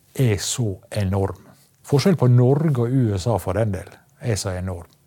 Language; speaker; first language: Norwegian; native; Norwegian